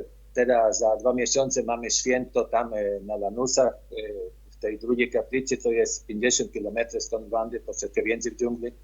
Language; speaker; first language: Polish; early bilingual, heritage; Polish